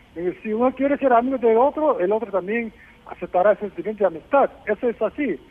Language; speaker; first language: Spanish; non-native, fluent; Korean